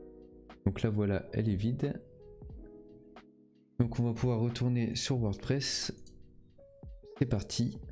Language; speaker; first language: French; native; French